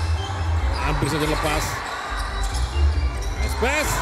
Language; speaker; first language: Indonesian; native; Indonesian